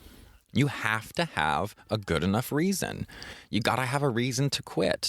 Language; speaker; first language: English; native; English